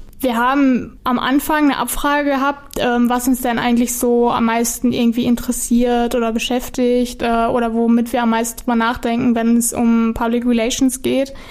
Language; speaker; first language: German; native; German